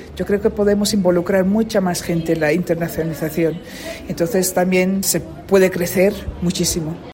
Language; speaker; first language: Spanish; non-native, fluent; Dutch